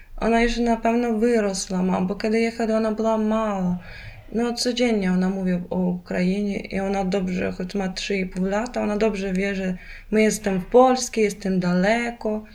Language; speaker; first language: Polish; non-native, learner; Ukrainian